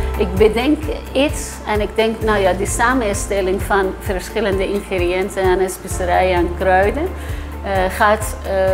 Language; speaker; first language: Dutch; non-native, fluent; Persian